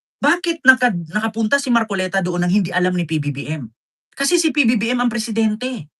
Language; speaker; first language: Filipino; non-native, local second language; Cebuano